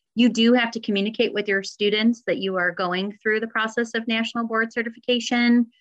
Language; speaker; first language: English; native; English